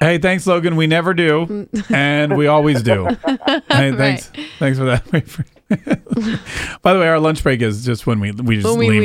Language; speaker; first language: English; native; English